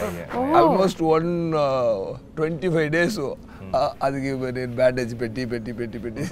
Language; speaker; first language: Telugu; non-native, fluent; Tamil